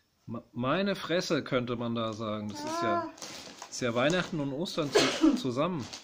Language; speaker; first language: German; native; German